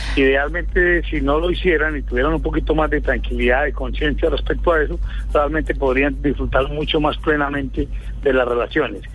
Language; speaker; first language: Spanish; native; Spanish